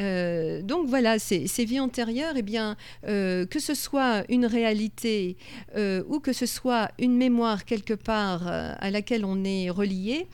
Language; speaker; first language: French; native; French